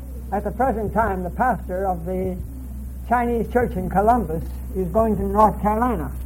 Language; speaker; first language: English; early bilingual, other home language; Chinese